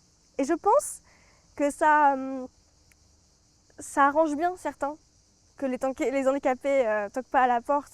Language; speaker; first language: French; native; French